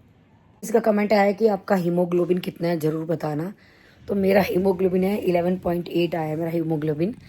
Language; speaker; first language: Hindi; native; Hindi